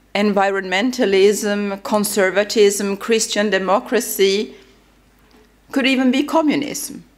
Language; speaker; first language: English; non-native, fluent; Swedish